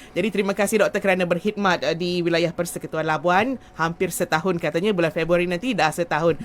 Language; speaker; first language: Malay; native; Malay